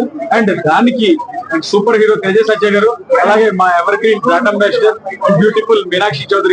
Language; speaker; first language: Telugu; native; Telugu